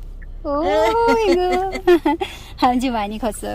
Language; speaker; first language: Korean; non-native, fluent; Bangla